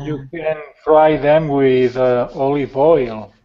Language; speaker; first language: English; non-native, learner; Spanish